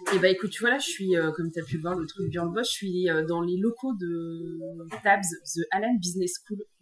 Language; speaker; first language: French; native; French